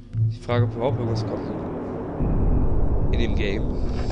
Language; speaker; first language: German; native; German